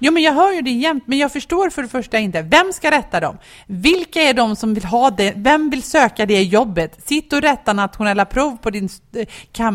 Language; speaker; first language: Swedish; native; Swedish